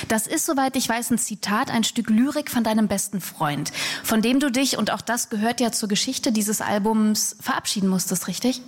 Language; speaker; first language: German; native; German